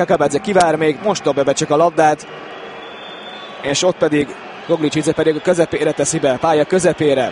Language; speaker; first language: Hungarian; native; Hungarian